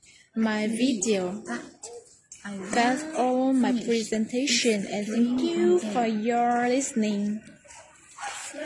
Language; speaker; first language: English; non-native, learner; Vietnamese